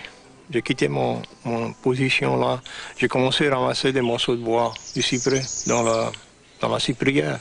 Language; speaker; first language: French; non-native, local second language; English